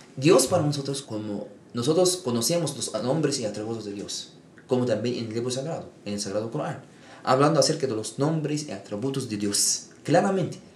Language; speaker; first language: Spanish; non-native, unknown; Arabic